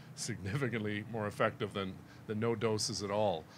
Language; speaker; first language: English; native; English